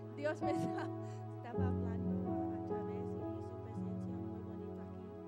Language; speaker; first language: Spanish; non-native, fluent; English